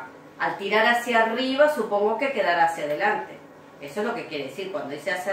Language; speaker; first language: Spanish; native; Spanish